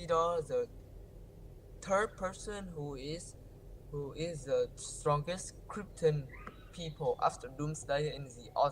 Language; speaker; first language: English; non-native, learner; Vietnamese